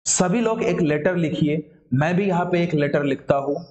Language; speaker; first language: Hindi; non-native, local second language; Marathi